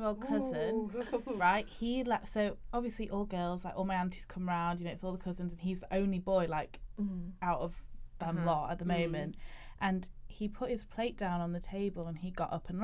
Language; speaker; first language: English; native; English